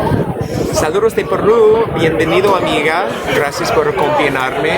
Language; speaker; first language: Spanish; non-native, learner; English